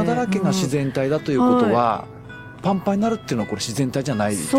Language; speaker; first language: Japanese; native; Japanese